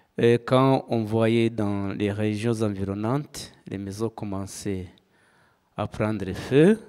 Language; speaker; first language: French; non-native, local second language; Kinyarwanda